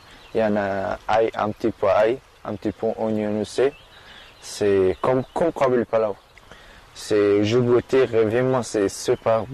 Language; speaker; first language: French; non-native, learner; Persian